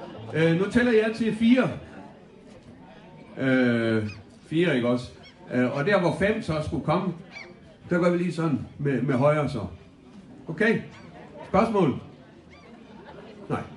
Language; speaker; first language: Danish; native; Danish